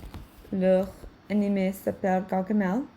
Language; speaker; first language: French; non-native, learner; English